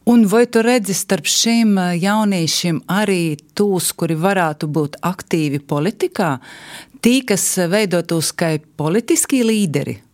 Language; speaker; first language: Latvian; native; Latvian